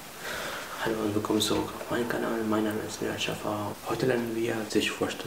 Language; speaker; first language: German; non-native, fluent; Arabic